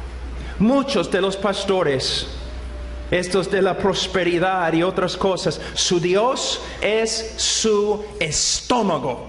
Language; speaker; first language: Spanish; non-native, fluent; English